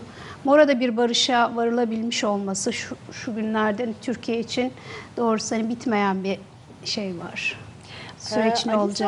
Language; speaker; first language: Turkish; native; Turkish